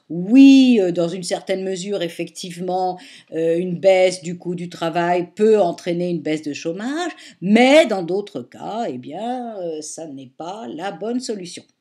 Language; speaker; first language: French; native; French